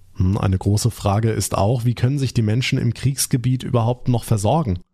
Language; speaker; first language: German; native; German